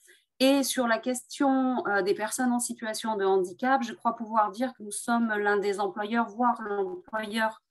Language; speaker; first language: French; native; French